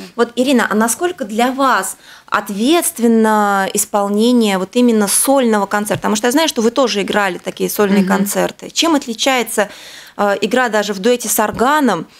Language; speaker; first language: Russian; native; Russian